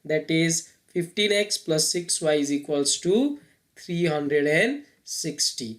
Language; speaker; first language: English; non-native, local second language; Nepali